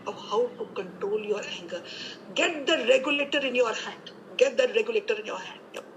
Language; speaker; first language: English; non-native, local second language; Punjabi